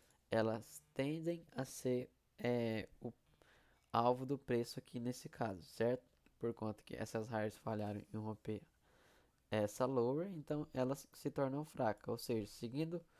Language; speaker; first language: Portuguese; native; Portuguese